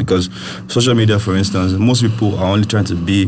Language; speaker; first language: English; non-native, local second language; Yoruba